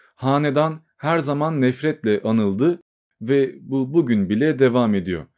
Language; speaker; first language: Turkish; native; Turkish